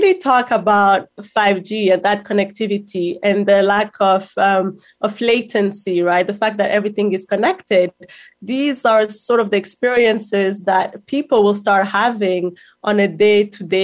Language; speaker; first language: English; non-native, local second language; Kinyarwanda